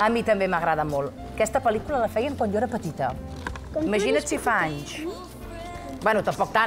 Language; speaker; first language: Catalan; native; Catalan